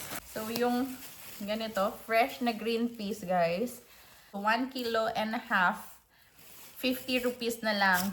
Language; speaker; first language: Filipino; non-native, local second language; Hiligaynon